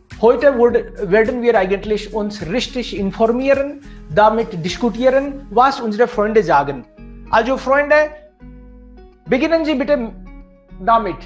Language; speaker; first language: German; non-native, fluent; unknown